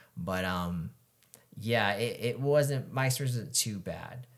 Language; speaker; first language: English; native; English